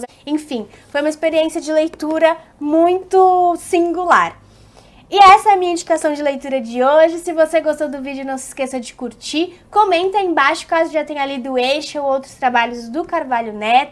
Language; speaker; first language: Portuguese; native; Portuguese